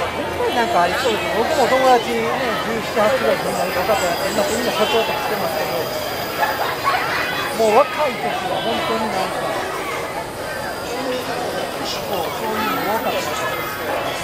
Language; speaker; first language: Japanese; native; Japanese